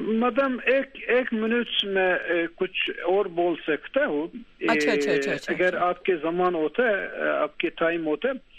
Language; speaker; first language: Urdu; non-native, learner; Turkish